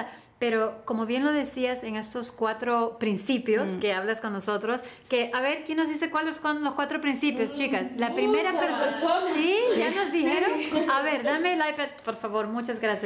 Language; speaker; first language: Spanish; native; Spanish